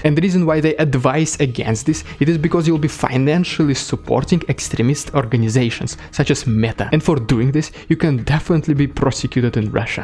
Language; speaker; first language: English; non-native, fluent; Russian